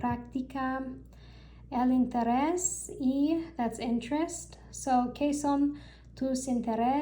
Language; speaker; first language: Spanish; non-native, learner; English